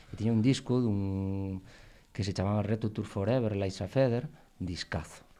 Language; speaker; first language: Galician; non-native, local second language; Spanish